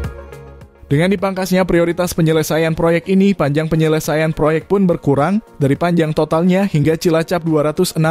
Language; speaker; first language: Indonesian; native; Indonesian